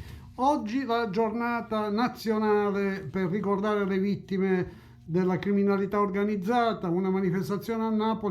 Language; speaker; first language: Italian; native; Italian